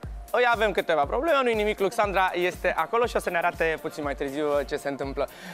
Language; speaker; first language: Romanian; native; Romanian